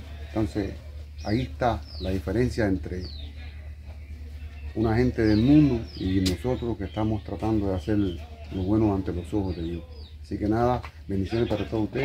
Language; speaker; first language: Spanish; native; Spanish